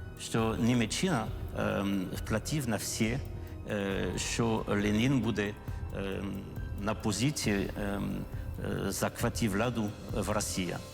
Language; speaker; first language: Ukrainian; non-native, learner; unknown